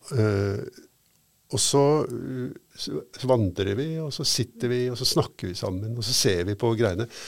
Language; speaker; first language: Norwegian; native; Norwegian